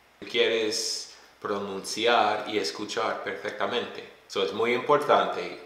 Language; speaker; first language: Spanish; non-native, fluent; English